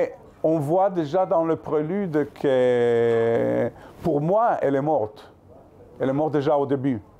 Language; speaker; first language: French; non-native, fluent; Hebrew